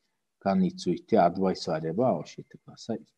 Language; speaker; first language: Japanese; non-native, fluent; Mongolian